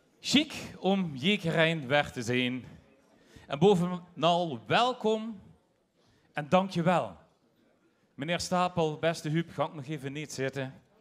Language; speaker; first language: Dutch; native; Dutch